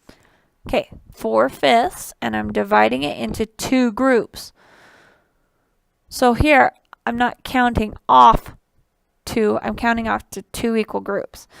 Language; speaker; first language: English; native; English